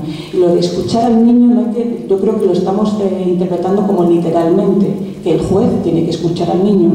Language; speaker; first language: Spanish; native; Spanish